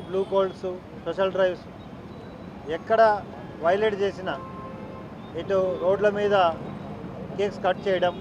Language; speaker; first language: Telugu; native; Telugu